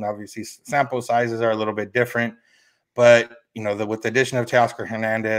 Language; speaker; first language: English; native; English